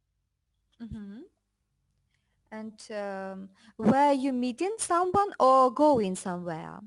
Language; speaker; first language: English; non-native, fluent; Russian